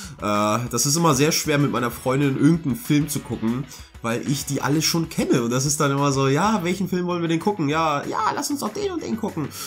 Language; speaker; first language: German; early bilingual, heritage; German